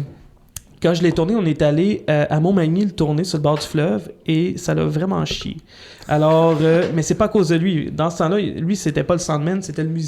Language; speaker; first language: French; native; French